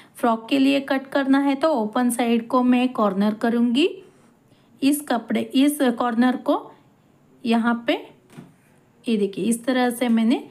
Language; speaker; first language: Hindi; non-native, local second language; Kannada